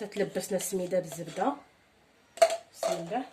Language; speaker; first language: Arabic; native; Arabic